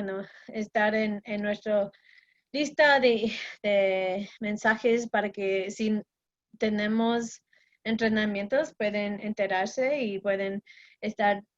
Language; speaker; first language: Spanish; non-native, fluent; English